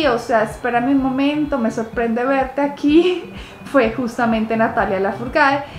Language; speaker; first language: Spanish; native; Spanish